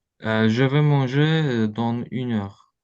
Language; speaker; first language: French; non-native, learner; Azerbaijani